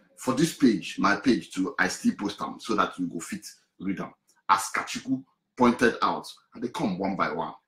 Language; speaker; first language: Nigerian Pidgin; non-native, local second language; Igbo